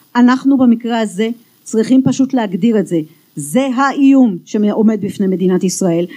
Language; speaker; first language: Hebrew; native; Hebrew